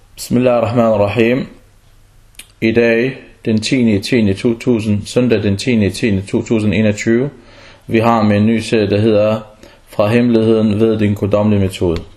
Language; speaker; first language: Danish; non-native, fluent; Arabic